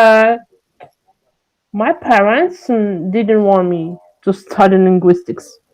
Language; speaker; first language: English; non-native, learner; French